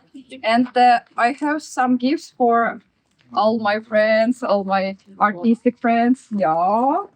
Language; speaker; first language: English; non-native, learner; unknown